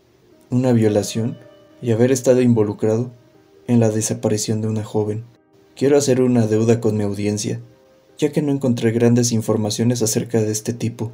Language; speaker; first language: Spanish; native; Spanish